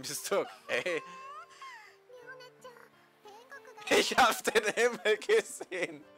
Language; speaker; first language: German; native; German